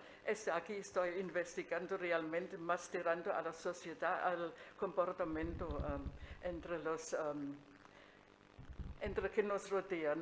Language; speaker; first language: Spanish; non-native, fluent; German